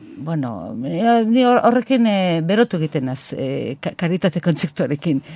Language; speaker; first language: Basque; non-native, local second language; Spanish